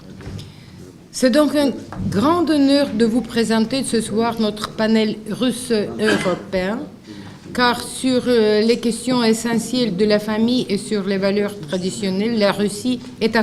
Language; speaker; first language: French; non-native, fluent; Russian